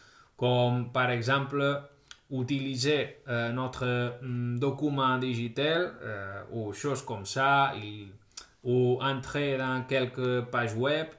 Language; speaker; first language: French; non-native, fluent; Spanish